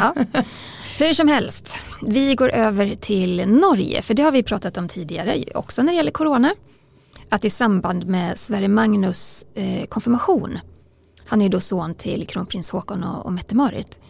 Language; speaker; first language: Swedish; native; Swedish